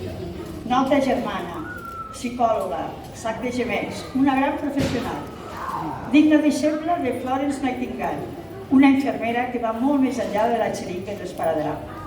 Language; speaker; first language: Catalan; native; Catalan